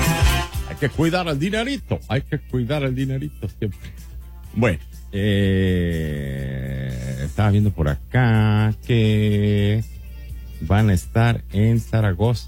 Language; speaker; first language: Spanish; native; Spanish